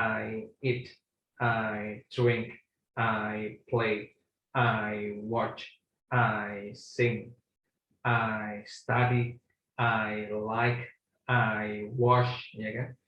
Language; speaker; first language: English; non-native, fluent; Indonesian